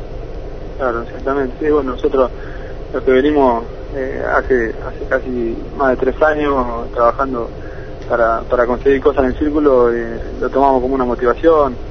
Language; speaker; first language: Spanish; native; Spanish